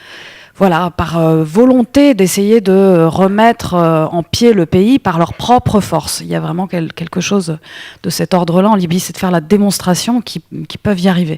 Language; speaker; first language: French; native; French